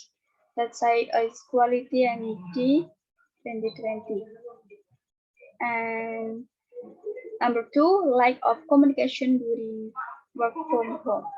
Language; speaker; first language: English; non-native, learner; Indonesian